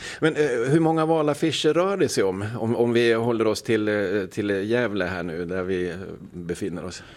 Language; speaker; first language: Swedish; native; Swedish